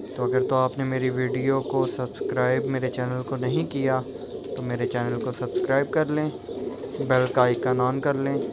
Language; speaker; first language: Urdu; non-native, local second language; Punjabi